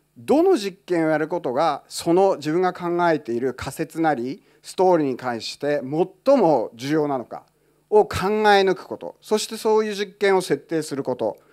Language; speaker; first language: Japanese; native; Japanese